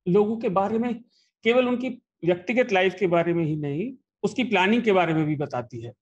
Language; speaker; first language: Hindi; native; Hindi